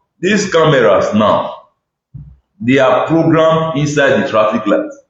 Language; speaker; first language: Nigerian Pidgin; non-native, local second language; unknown